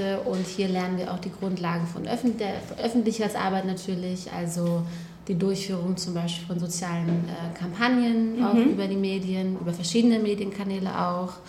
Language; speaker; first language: German; native; German